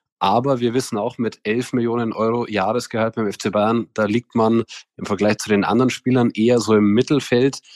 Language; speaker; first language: German; native; German